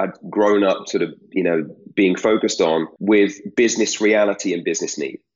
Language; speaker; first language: English; native; English